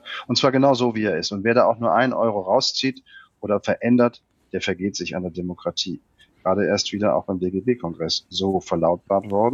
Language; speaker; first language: German; native; German